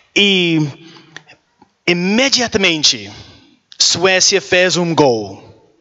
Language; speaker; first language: Portuguese; non-native, learner; English